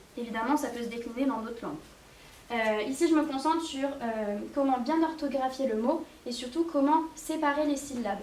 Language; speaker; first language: French; native; French